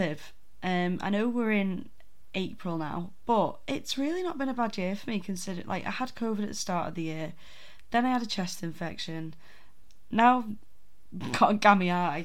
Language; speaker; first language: English; native; English